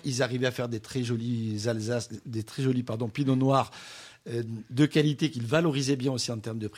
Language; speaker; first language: French; native; French